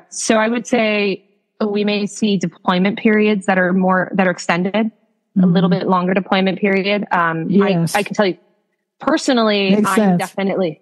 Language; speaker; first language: English; native; English